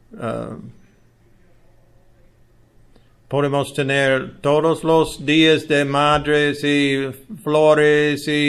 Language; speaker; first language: Spanish; non-native, learner; English